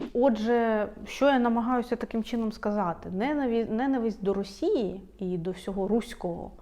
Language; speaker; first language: Ukrainian; non-native, local second language; Russian